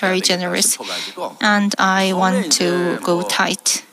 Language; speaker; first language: English; non-native, fluent; Korean